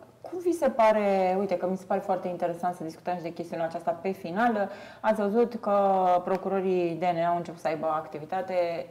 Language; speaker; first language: Romanian; native; Romanian